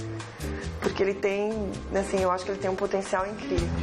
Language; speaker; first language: Portuguese; native; Portuguese